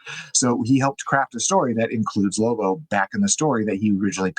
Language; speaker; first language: English; native; English